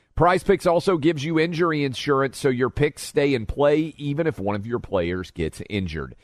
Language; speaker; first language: English; native; English